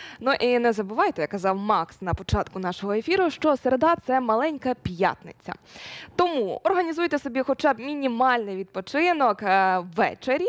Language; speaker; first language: Ukrainian; native; Ukrainian